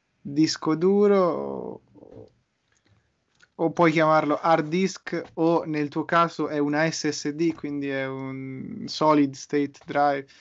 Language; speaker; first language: Italian; native; Italian